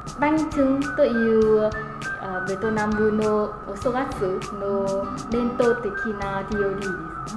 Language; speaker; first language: Japanese; non-native, learner; Vietnamese